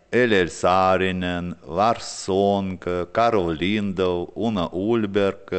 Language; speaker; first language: Finnish; non-native, learner; Russian